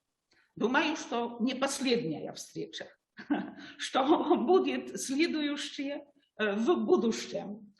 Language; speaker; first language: Russian; non-native, learner; Polish